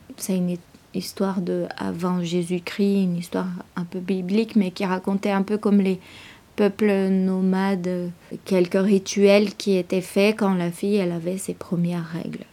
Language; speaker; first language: French; non-native, fluent; Portuguese